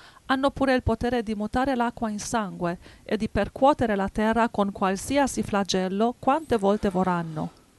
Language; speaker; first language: Italian; native; Italian